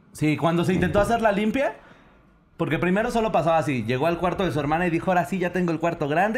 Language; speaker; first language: Spanish; native; Spanish